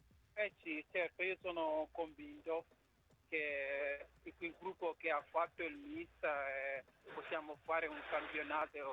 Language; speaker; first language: Italian; non-native, fluent; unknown